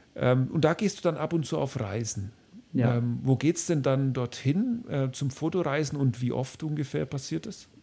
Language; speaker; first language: German; native; German